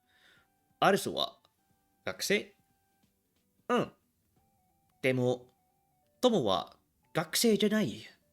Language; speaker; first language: Japanese; non-native, learner; English